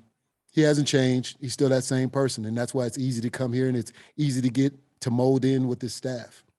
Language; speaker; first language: English; native; English